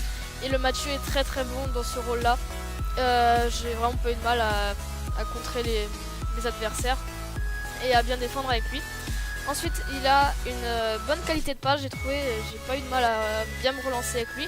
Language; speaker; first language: French; native; French